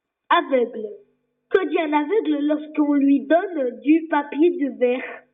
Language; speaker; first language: French; native; French